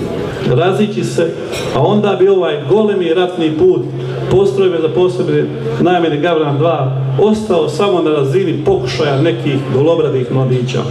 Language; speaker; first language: Croatian; native; Croatian